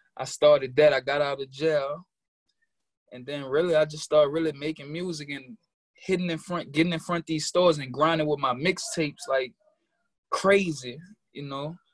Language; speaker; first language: English; native; English